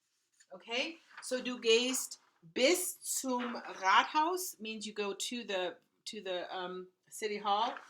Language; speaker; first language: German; non-native, fluent; English